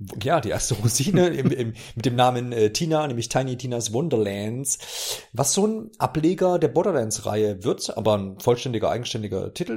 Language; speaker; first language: German; native; German